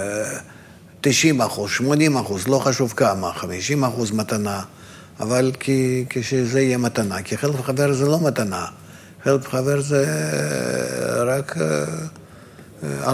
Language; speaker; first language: Hebrew; non-native, fluent; Russian